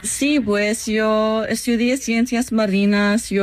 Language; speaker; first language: Spanish; non-native, learner; English